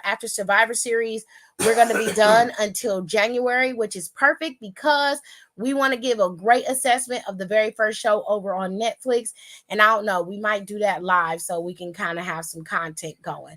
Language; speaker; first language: English; native; English